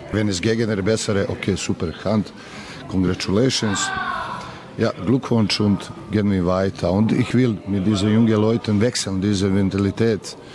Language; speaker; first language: German; non-native, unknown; Serbian